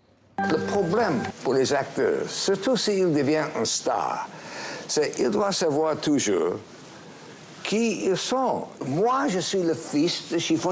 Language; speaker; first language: French; non-native, fluent; English